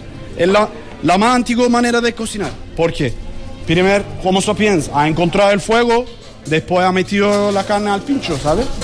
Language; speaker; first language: Spanish; non-native, learner; Turkish